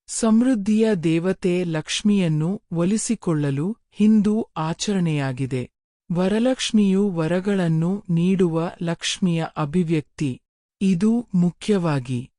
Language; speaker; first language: Kannada; native; Kannada